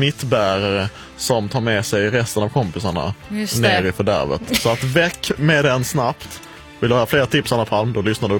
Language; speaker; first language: Swedish; native; Swedish